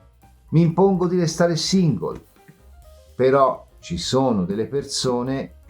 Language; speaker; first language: Italian; native; Italian